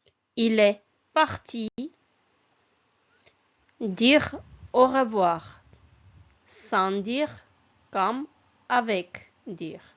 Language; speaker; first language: French; non-native, fluent; Armenian